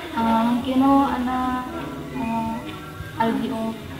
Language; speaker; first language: Arabic; non-native, learner; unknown